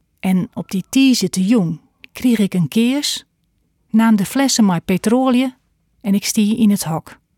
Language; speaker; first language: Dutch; native; Dutch